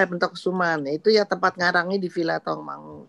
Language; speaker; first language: Indonesian; native; Indonesian